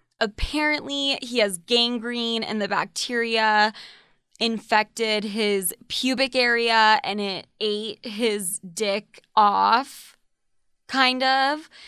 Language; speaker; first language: English; native; English